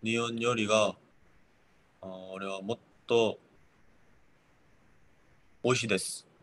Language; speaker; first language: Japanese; non-native, learner; Korean